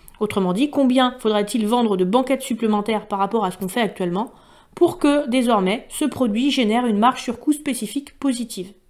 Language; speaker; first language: French; native; French